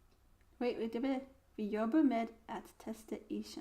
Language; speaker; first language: Swedish; non-native, learner; English